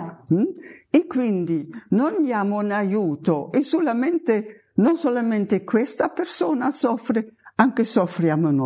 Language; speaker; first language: Italian; non-native, fluent; German